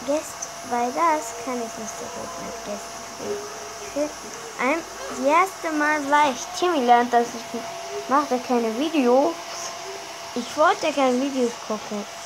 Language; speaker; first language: German; non-native, learner; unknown